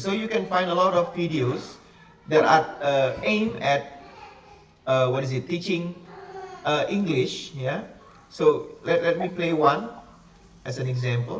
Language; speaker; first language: English; non-native, fluent; Indonesian